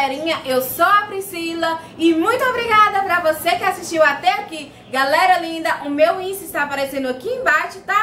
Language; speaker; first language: Portuguese; native; Portuguese